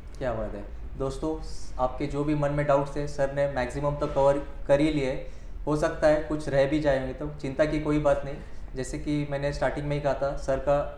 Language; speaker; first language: Hindi; non-native, local second language; Marathi